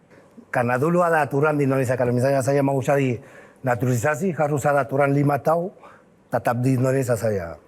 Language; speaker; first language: Indonesian; non-native, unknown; Spanish